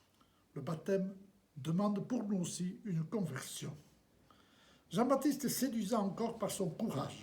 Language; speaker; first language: French; native; French